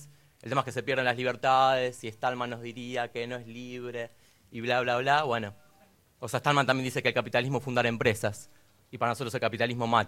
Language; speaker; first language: Spanish; native; Spanish